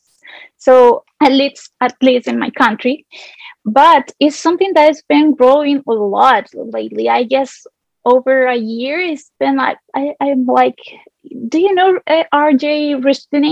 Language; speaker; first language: English; non-native, fluent; Spanish